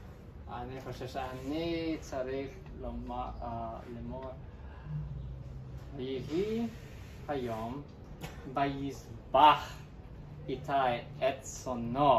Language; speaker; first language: Hebrew; non-native, learner; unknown